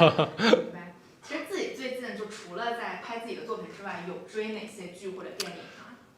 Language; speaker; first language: Chinese; native; Chinese